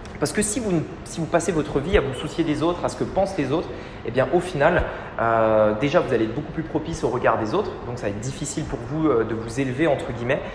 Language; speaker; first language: French; native; French